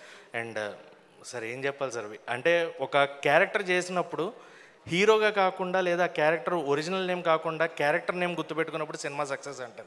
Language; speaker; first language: Telugu; native; Telugu